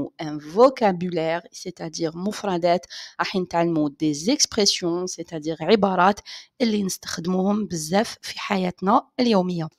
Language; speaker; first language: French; non-native, local second language; Arabic